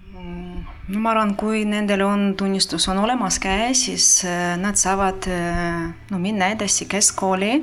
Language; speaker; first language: Estonian; non-native, fluent; Ukrainian